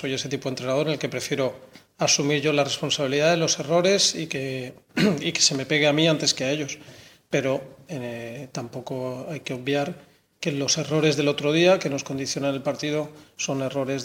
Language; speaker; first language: Spanish; native; Spanish